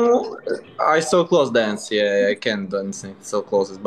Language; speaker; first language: English; non-native, learner; Russian